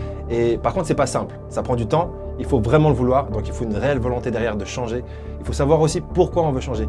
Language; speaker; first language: French; native; French